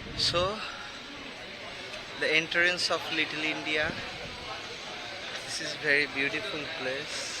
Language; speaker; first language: English; non-native, local second language; Bangla